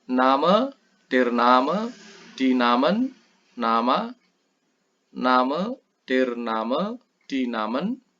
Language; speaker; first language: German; non-native, fluent; Indonesian